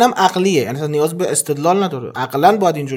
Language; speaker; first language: Persian; native; Persian